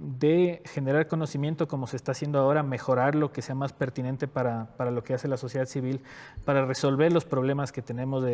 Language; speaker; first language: Spanish; native; Spanish